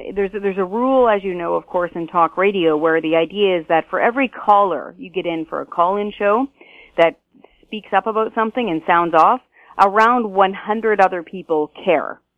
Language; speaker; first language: English; native; English